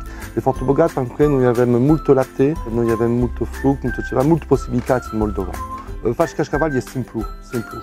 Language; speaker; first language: Romanian; non-native, learner; French